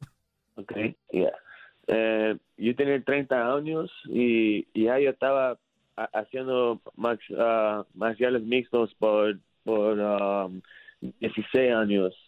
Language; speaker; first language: Spanish; early bilingual, heritage; English